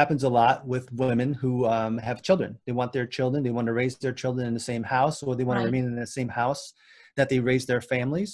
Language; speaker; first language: English; native; English